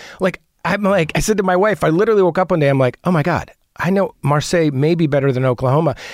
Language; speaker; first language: English; native; English